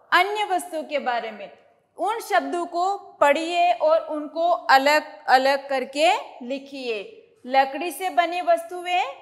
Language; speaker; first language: Hindi; native; Hindi